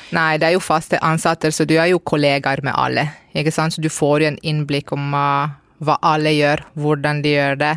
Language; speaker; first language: Norwegian; non-native, fluent; Romanian